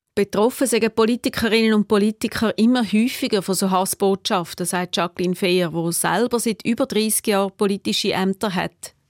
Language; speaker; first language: German; native; German